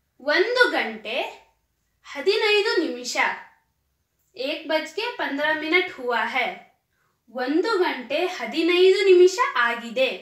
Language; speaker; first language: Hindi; non-native, local second language; Kannada